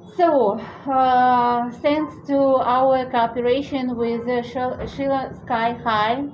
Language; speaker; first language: English; non-native, fluent; Russian